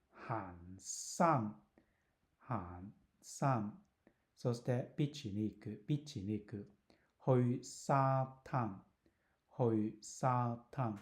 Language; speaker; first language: Japanese; non-native, fluent; Cantonese